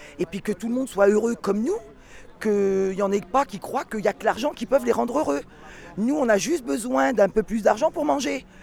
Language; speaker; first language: French; native; French